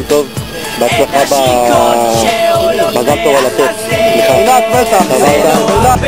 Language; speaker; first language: Hebrew; native; Hebrew